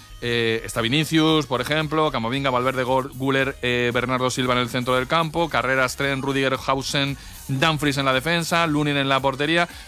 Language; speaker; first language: Spanish; native; Spanish